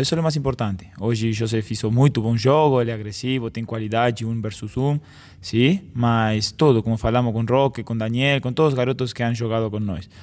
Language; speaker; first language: Portuguese; non-native, fluent; Spanish